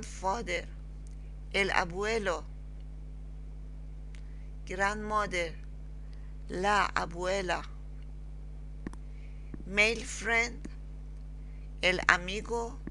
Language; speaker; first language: Spanish; non-native, learner; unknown